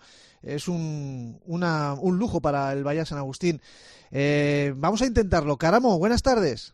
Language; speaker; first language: Spanish; native; Spanish